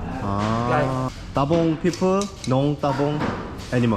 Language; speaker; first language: English; non-native, learner; Korean